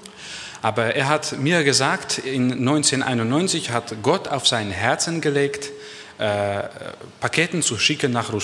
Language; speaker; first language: German; non-native, learner; Dutch